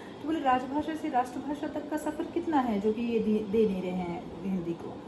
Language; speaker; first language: Hindi; native; Hindi